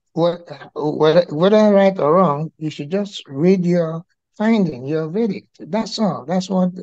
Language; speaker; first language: English; non-native, local second language; Igbo